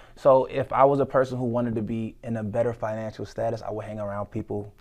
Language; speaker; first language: English; native; English